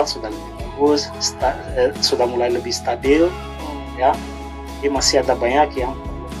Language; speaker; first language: Indonesian; non-native, learner; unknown